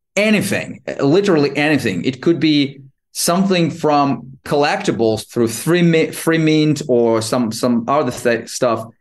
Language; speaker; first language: English; non-native, fluent; Ukrainian